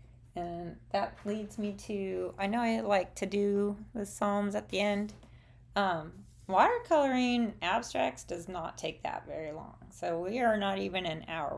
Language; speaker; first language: English; native; English